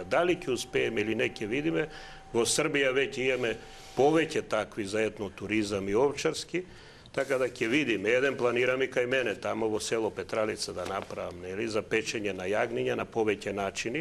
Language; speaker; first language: Macedonian; native; Macedonian